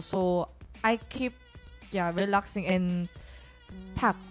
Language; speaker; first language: English; non-native, fluent; Korean